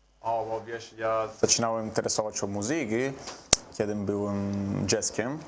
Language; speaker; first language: Polish; non-native, learner; Italian